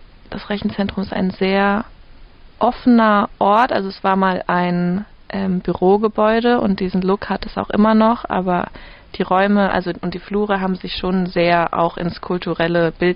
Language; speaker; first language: German; native; German